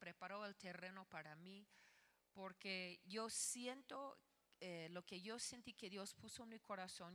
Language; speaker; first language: Spanish; non-native, fluent; English